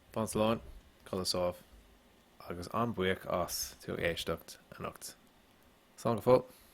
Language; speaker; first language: Irish; non-native, local second language; English